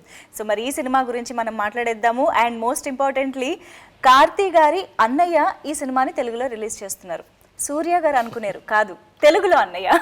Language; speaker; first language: Telugu; native; Telugu